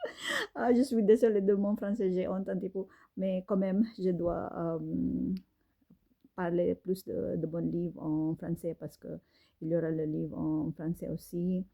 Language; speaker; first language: French; non-native, learner; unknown